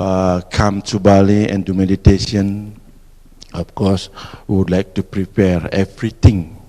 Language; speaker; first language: English; non-native, fluent; Indonesian